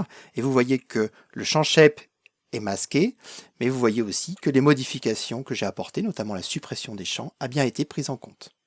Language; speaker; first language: French; native; French